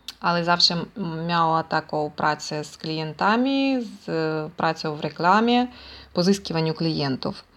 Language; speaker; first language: Polish; non-native, learner; Ukrainian